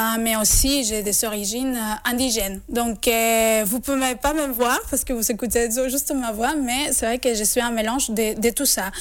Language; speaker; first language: French; non-native, fluent; Spanish